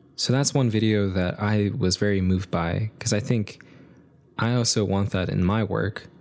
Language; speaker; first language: English; native; English